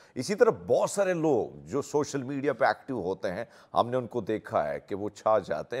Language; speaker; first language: Urdu; non-native, local second language; Pashto